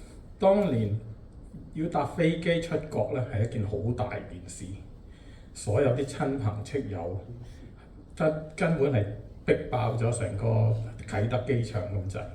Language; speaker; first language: Cantonese; native; Cantonese